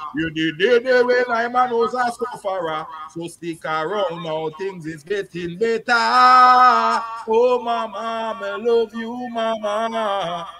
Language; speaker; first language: English; non-native, local second language; Jamaican Creole English